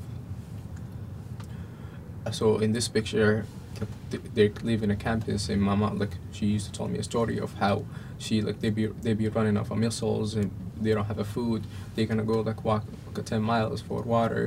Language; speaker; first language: English; non-native, fluent; Arabic